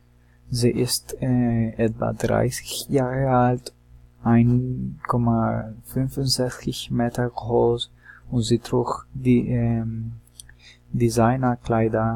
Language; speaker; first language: German; non-native, learner; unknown